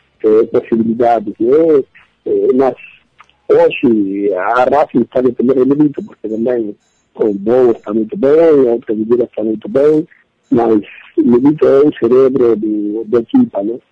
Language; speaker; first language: Portuguese; non-native, learner; Spanish